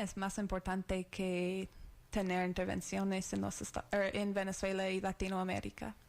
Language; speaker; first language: Spanish; non-native, learner; English